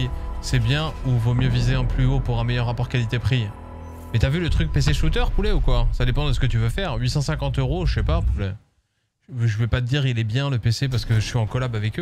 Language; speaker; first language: French; native; French